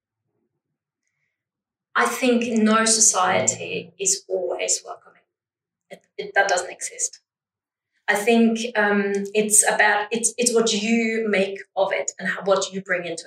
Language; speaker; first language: English; non-native, fluent; German